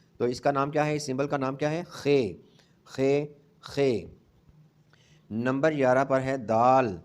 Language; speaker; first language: Urdu; non-native, local second language; Punjabi